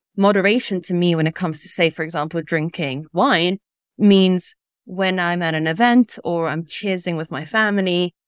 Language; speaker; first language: English; early bilingual, other home language; Italian